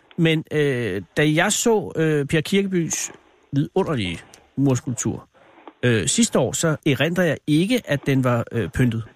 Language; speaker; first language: Danish; native; Danish